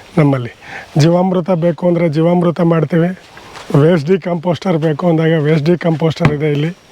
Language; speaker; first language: Kannada; native; Kannada